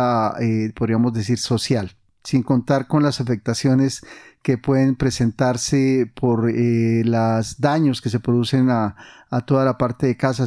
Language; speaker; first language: Spanish; native; Spanish